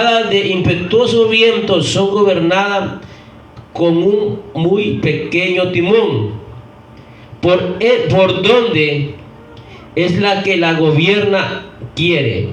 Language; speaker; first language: Spanish; native; Spanish